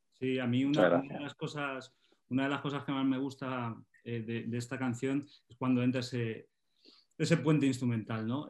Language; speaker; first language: Spanish; native; Spanish